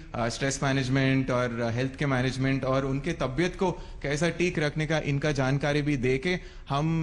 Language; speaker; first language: Hindi; non-native, local second language; Kannada